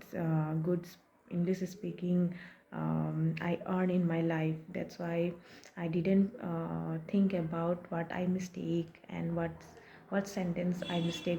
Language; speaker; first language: English; non-native, learner; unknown